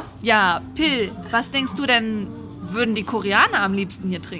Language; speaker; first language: German; native; German